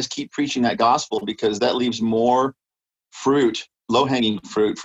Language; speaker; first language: English; native; English